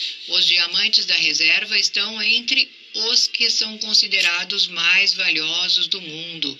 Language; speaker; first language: Portuguese; native; Portuguese